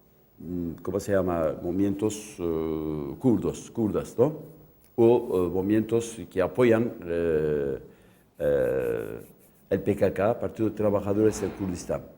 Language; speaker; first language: Spanish; non-native, local second language; Kurdish